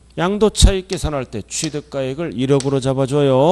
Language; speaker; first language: Korean; native; Korean